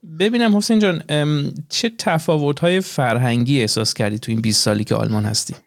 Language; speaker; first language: Persian; native; Persian